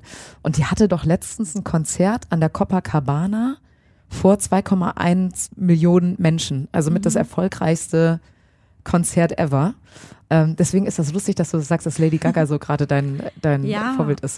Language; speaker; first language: German; native; German